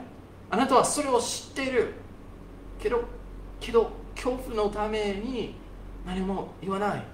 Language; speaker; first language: Japanese; non-native, fluent; English